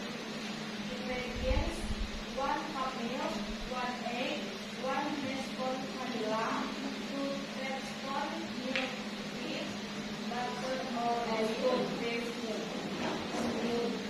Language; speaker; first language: English; non-native, fluent; Indonesian